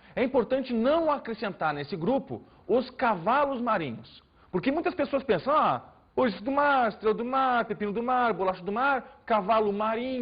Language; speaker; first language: Portuguese; native; Portuguese